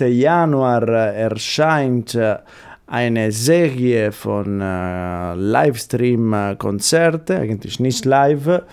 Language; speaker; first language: German; non-native, fluent; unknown